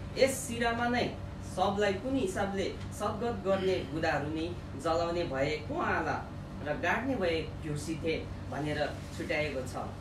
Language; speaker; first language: Nepali; non-native, local second language; Gurung